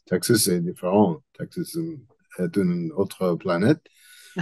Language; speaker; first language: French; non-native, learner; English